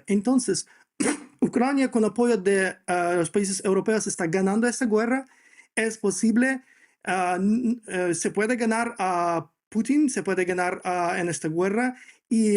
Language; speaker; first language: Spanish; non-native, fluent; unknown